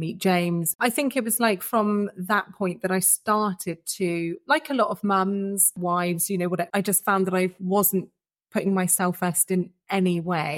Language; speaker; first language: English; native; English